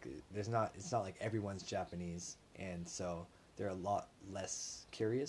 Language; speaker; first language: English; native; English